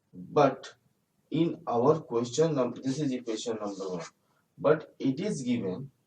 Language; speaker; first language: English; non-native, local second language; Hindi